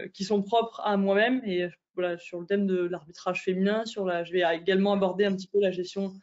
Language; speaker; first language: French; native; French